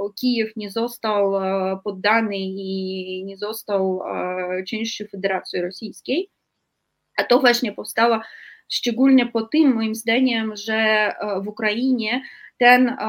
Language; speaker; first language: Polish; non-native, fluent; Russian